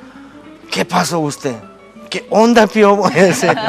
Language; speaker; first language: Spanish; non-native, learner; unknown